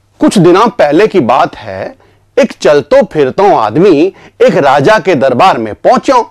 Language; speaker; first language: Hindi; native; Hindi